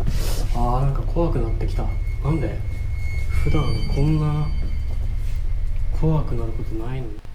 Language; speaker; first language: Japanese; native; Japanese